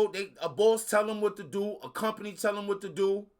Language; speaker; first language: English; native; English